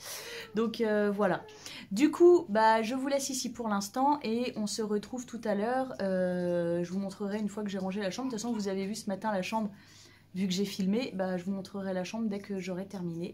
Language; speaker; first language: French; native; French